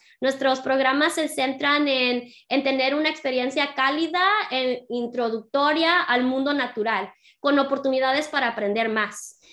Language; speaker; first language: Spanish; early bilingual, heritage; Spanish